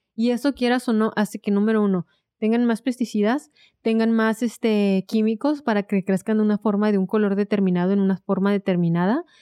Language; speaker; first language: Spanish; native; Spanish